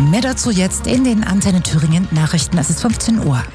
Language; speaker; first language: German; native; German